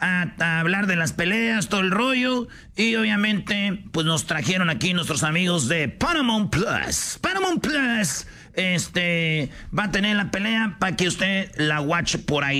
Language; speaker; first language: Spanish; native; Spanish